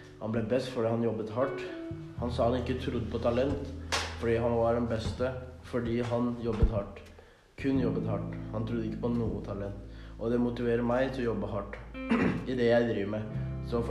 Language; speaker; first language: Norwegian; early bilingual, other home language; Thai